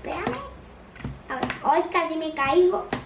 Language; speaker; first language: Spanish; native; Spanish